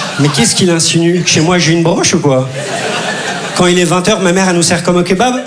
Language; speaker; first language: French; early bilingual, other home language; Turkish